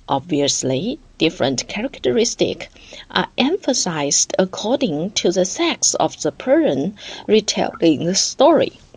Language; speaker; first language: English; non-native, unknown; Chinese